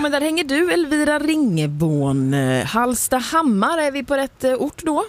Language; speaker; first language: Swedish; native; Swedish